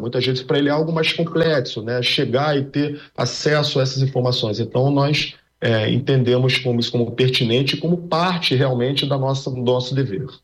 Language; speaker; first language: Portuguese; native; Portuguese